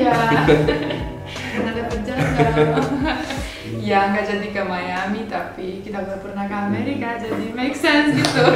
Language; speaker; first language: Indonesian; non-native, fluent; Romanian